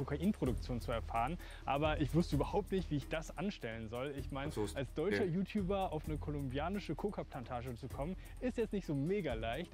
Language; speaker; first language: German; native; German